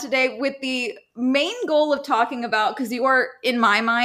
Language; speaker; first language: English; native; English